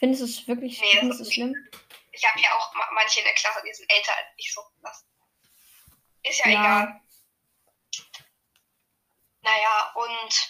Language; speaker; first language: German; native; German